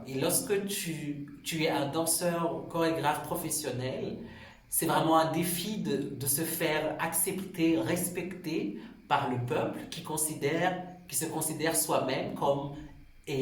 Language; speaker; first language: French; non-native, local second language; Swahili